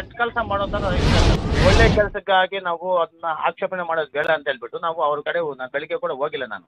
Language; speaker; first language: Kannada; native; Kannada